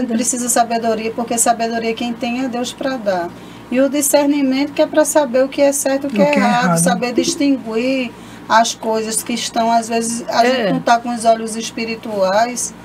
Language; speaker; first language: Portuguese; native; Portuguese